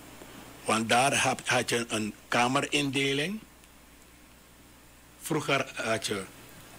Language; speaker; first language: Dutch; non-native, local second language; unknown